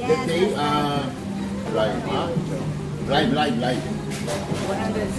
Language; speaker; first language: English; non-native, learner; Korean